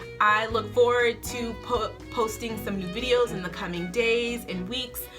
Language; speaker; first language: English; native; English